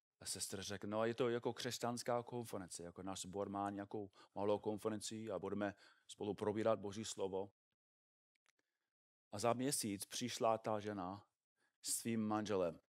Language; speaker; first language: Czech; non-native, fluent; English